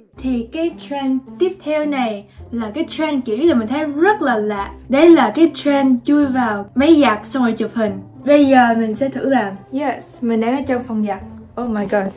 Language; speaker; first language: Vietnamese; early bilingual, other home language; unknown